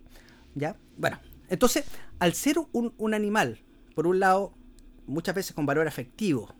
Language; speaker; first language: Spanish; native; Spanish